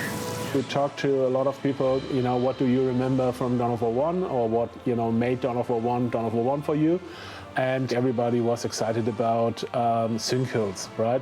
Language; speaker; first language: English; non-native, fluent; German